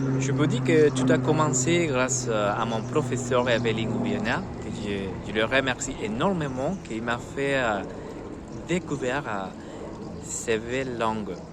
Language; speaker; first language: French; non-native, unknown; Spanish